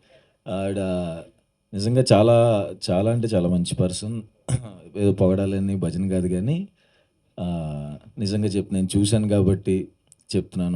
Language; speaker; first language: Telugu; native; Telugu